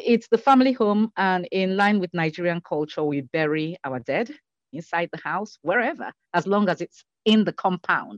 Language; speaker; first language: English; non-native, local second language; Igbo